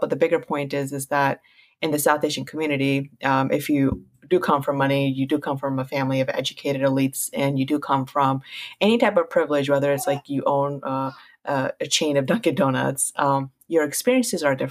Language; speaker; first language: English; early bilingual, other home language; Punjabi